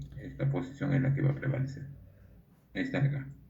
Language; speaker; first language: Spanish; native; Spanish